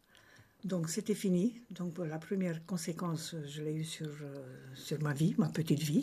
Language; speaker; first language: French; non-native, fluent; Romanian